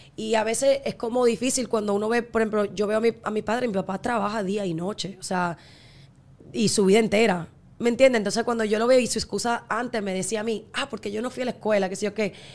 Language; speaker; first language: Spanish; early bilingual, heritage; Spanish